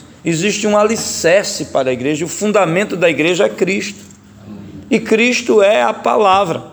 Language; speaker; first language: Portuguese; native; Portuguese